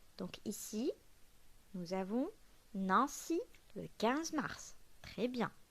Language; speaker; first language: French; non-native, local second language; Arabic